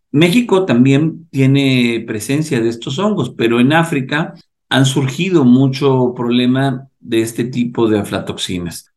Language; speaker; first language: Spanish; native; Spanish